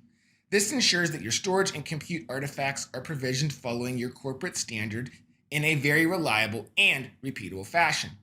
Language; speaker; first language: English; native; English